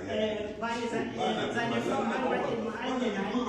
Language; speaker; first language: German; non-native, fluent; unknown